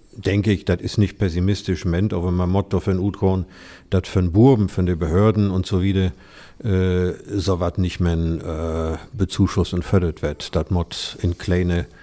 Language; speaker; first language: German; native; German